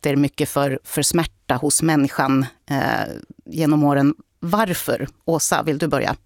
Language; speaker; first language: Swedish; native; Swedish